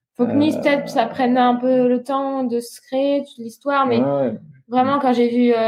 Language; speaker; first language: French; native; French